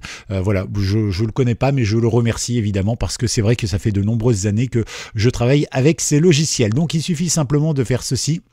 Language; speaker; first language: French; native; French